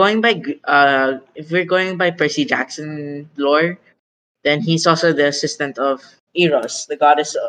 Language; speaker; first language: English; non-native, local second language; Filipino